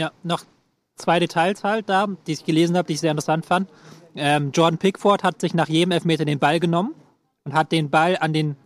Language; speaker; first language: German; native; German